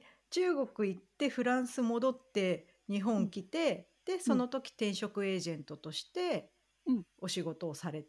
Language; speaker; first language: Japanese; native; Japanese